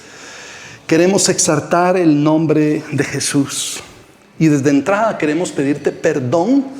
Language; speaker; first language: Spanish; native; Spanish